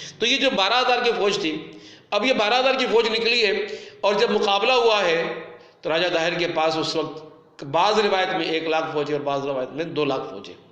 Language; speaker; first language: Urdu; non-native, local second language; Sindhi